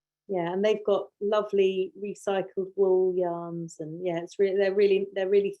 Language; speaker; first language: English; native; English